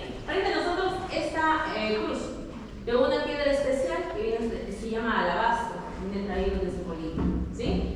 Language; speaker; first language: Spanish; native; Spanish